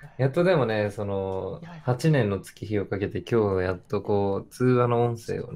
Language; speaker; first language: Japanese; native; Japanese